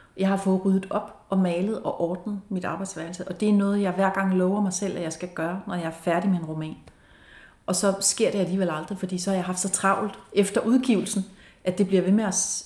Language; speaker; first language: Danish; native; Danish